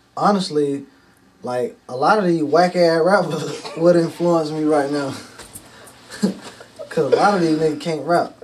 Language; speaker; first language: English; native; English